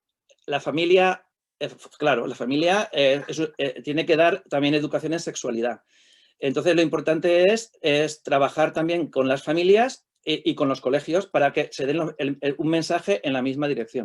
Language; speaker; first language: Spanish; native; Spanish